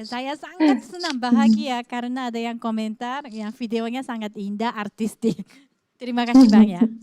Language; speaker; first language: Indonesian; non-native, fluent; Japanese